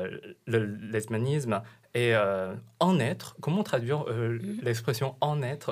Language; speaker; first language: French; non-native, fluent; Chinese